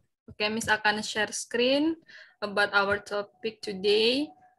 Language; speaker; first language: English; non-native, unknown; Indonesian